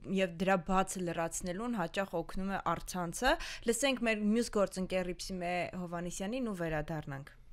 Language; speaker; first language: Armenian; native; Armenian